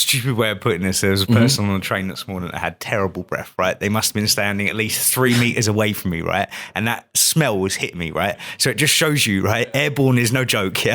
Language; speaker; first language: English; native; English